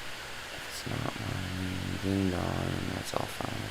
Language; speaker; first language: English; native; English